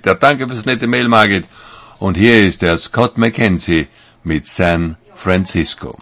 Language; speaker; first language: German; native; German